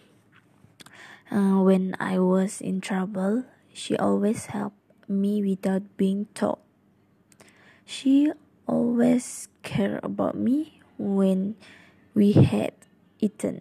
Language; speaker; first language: English; non-native, local second language; Malay